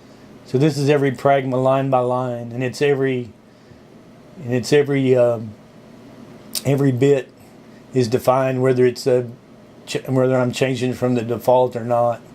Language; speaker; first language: English; native; English